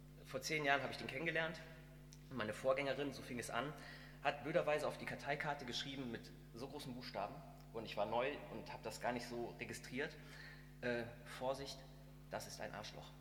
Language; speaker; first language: German; native; German